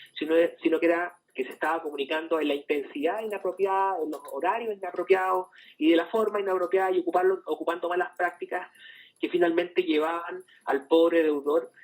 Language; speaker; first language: Spanish; native; Spanish